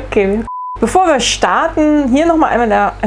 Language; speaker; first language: German; native; German